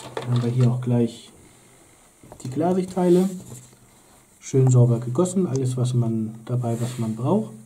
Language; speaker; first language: German; native; German